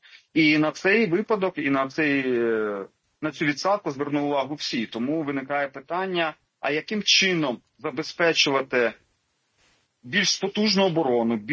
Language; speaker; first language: Ukrainian; native; Ukrainian